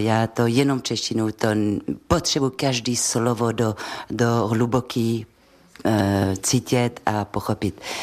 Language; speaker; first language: Czech; non-native, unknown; French